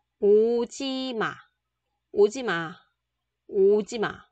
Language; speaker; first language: Korean; non-native, fluent; Vietnamese